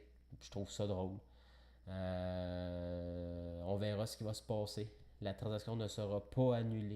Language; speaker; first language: French; native; French